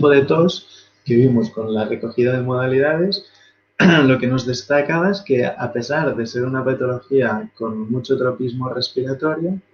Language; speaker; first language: Spanish; native; Spanish